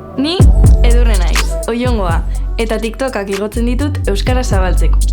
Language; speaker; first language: Basque; non-native, local second language; Spanish